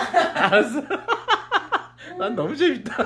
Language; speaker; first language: Korean; native; Korean